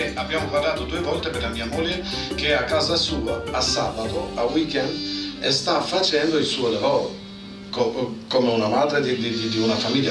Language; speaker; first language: Italian; non-native, fluent; Albanian